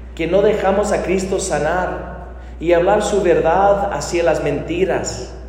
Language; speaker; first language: Spanish; non-native, fluent; English